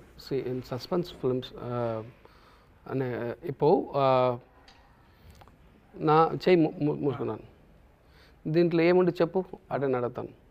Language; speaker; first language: Telugu; non-native, learner; Tamil